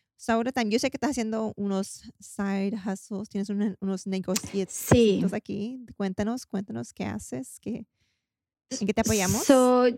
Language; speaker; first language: Spanish; early bilingual, heritage; Spanish